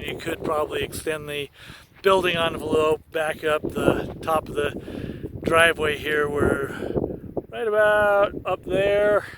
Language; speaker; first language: English; native; English